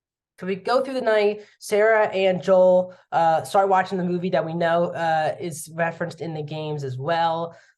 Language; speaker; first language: English; native; English